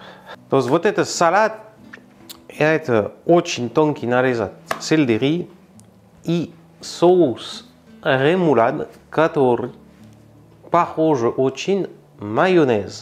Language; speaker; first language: Russian; non-native, learner; French